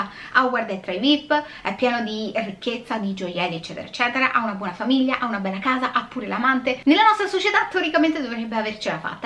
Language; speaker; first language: Italian; native; Italian